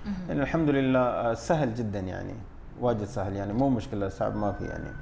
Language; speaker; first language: Arabic; non-native, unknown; Urdu